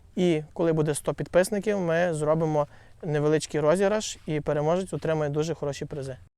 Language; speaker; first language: Ukrainian; native; Ukrainian